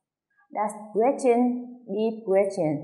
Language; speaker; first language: German; non-native, fluent; Vietnamese